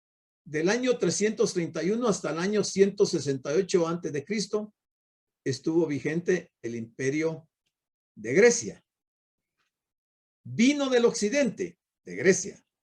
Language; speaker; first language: Spanish; native; Spanish